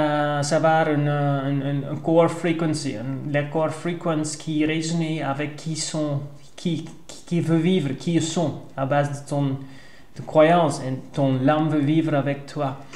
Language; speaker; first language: French; non-native, learner; Dutch